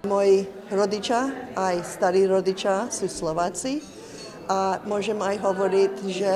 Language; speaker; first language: Slovak; early bilingual, heritage; English